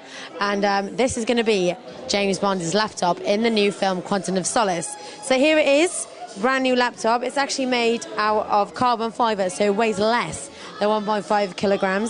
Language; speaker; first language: English; native; English